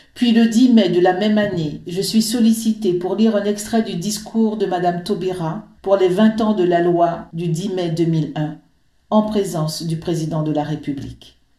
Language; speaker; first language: French; native; French